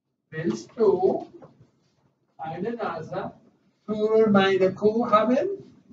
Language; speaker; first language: German; non-native, learner; English